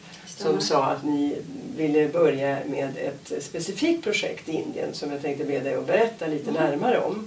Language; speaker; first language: Swedish; native; Swedish